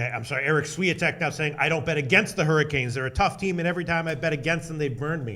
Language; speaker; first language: English; native; English